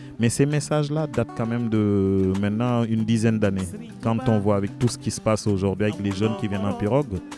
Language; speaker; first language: French; non-native, local second language; Wolof